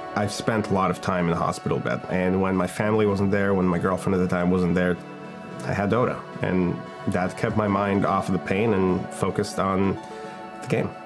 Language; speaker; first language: English; early bilingual, other home language; Hebrew